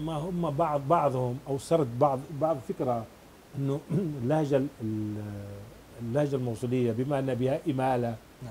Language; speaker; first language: Arabic; native; Arabic